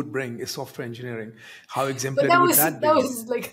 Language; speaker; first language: English; non-native, local second language; Malayalam